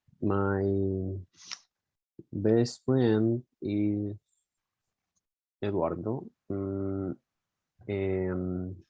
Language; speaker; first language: English; non-native, learner; Spanish